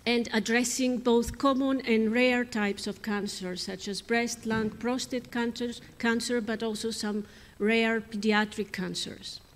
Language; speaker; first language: English; non-native, fluent; Greek